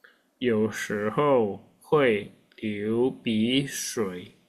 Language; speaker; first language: Chinese; non-native, fluent; Indonesian